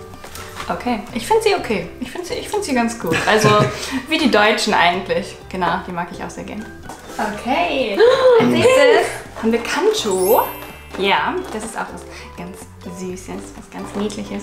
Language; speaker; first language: German; native; German